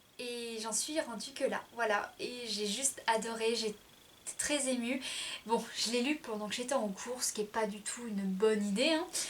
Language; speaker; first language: French; native; French